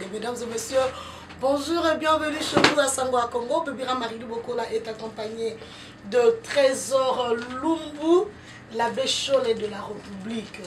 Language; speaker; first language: French; non-native, local second language; Lingala